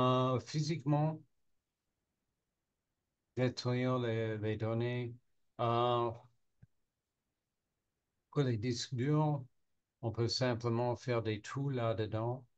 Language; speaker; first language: French; non-native, learner; English